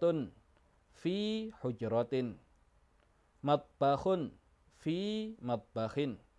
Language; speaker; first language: Arabic; non-native, fluent; Indonesian